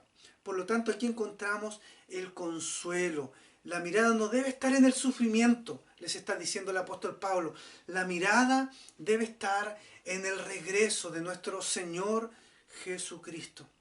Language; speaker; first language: Spanish; native; Spanish